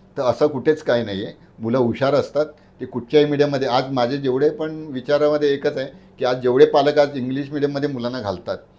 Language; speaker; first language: Marathi; native; Marathi